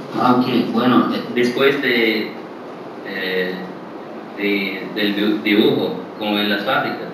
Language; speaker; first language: Spanish; early bilingual, heritage; English